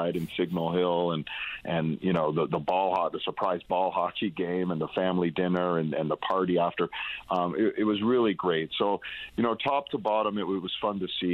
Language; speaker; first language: English; native; English